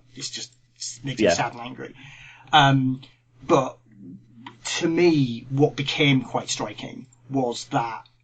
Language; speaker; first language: English; native; English